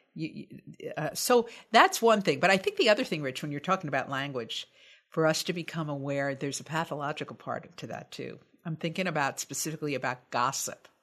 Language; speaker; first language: English; native; English